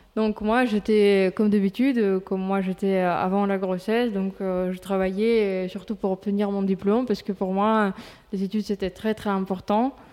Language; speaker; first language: French; non-native, fluent; Russian